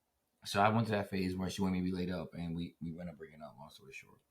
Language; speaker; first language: English; native; English